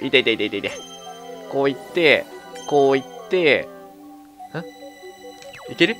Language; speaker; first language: Japanese; native; Japanese